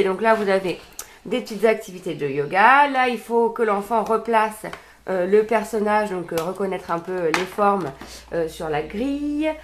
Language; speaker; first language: French; native; French